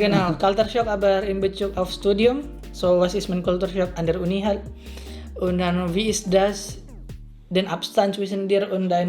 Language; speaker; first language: German; non-native, learner; Indonesian